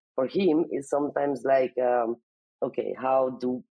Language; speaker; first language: English; non-native, fluent; Spanish